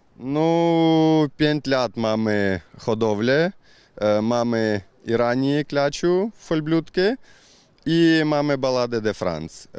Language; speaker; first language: Polish; non-native, learner; Ukrainian